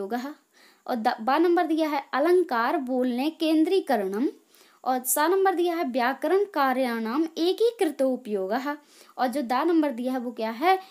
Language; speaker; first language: Hindi; native; Hindi